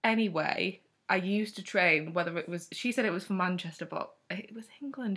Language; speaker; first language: English; native; English